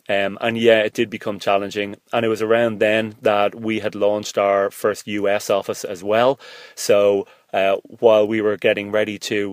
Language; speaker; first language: English; native; English